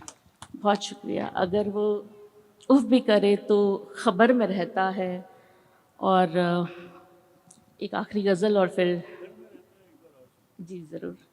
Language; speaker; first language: Hindi; native; Hindi